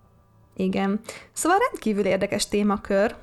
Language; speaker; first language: Hungarian; native; Hungarian